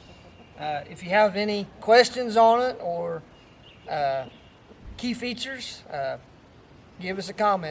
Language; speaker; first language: English; native; English